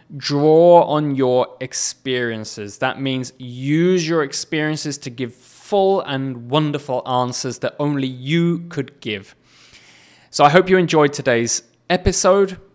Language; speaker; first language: English; native; English